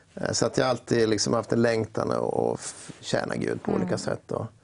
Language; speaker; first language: Swedish; native; Swedish